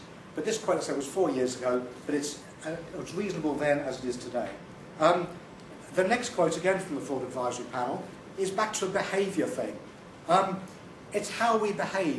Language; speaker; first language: English; native; English